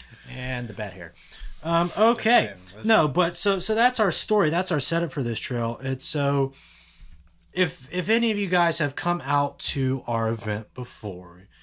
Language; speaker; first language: English; native; English